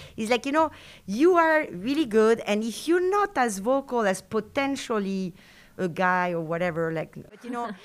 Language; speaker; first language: English; non-native, fluent; Spanish